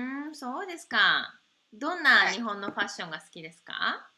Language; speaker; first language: Japanese; native; Japanese